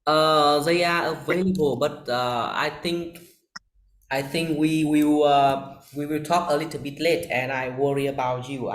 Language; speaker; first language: English; non-native, learner; Vietnamese